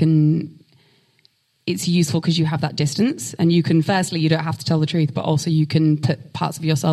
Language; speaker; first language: English; native; English